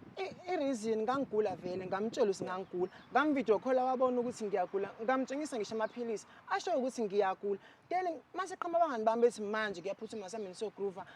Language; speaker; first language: Zulu; non-native, local second language; Xhosa